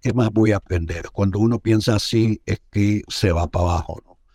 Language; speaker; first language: Spanish; non-native, fluent; Arabic